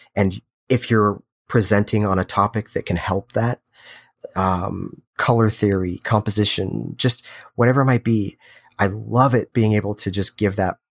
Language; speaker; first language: English; native; English